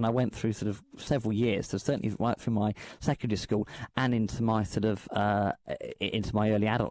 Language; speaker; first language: English; native; English